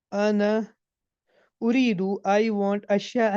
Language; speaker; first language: Arabic; non-native, fluent; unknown